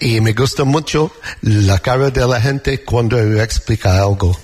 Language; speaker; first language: Spanish; non-native, learner; English